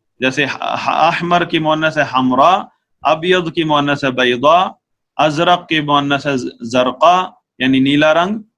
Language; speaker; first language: Urdu; native; Urdu